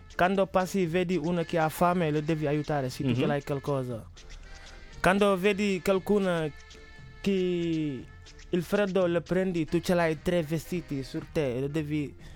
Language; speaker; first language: Italian; non-native, learner; Wolof